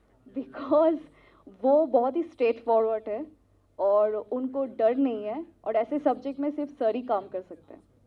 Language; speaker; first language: Hindi; non-native, local second language; Telugu